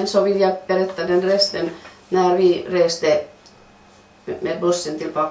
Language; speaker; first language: Swedish; non-native, fluent; Finnish